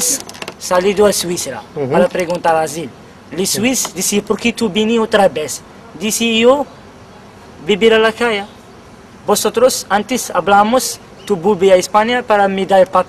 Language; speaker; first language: Spanish; non-native, learner; Kabyle